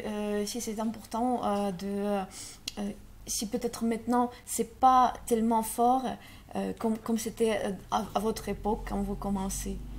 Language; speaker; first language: French; non-native, learner; Russian